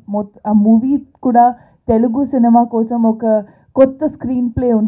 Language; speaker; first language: Telugu; non-native, fluent; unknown